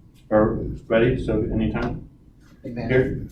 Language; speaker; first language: English; native; English